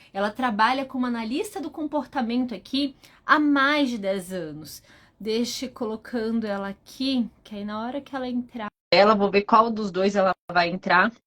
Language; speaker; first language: Portuguese; native; Portuguese